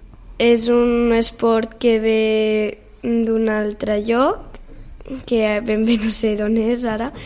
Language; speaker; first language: Catalan; non-native, local second language; Spanish